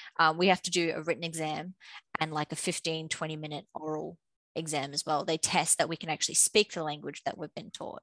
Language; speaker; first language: English; native; English